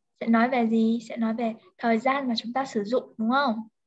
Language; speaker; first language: Vietnamese; native; Vietnamese